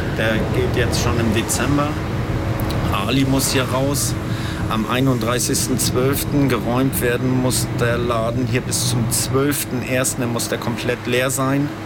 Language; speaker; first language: German; native; German